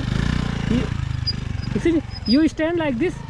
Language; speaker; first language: English; non-native, learner; Hindi